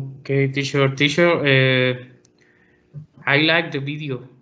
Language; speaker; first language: English; non-native, learner; Spanish